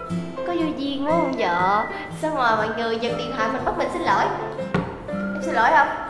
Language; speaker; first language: Vietnamese; native; Vietnamese